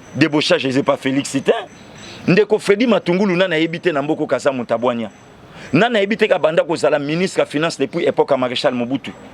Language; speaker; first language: Lingala; non-native, local second language; Mongo